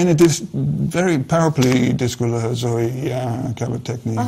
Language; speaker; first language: Greek; non-native, learner; English